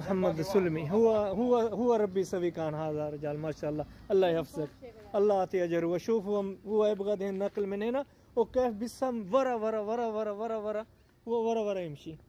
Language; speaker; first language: Arabic; non-native, learner; Urdu